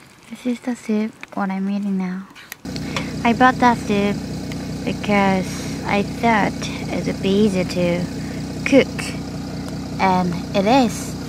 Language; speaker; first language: English; non-native, learner; Korean